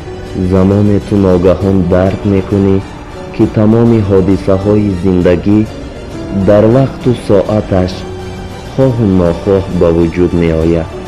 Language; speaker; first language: Persian; native; Persian